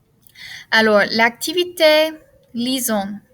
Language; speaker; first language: French; non-native, fluent; English